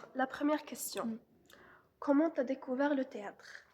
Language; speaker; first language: French; non-native, local second language; Arabic